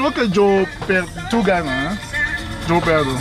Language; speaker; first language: Spanish; non-native, learner; English